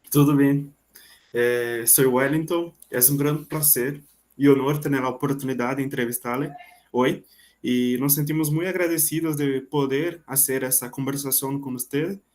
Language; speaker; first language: Spanish; non-native, learner; Portuguese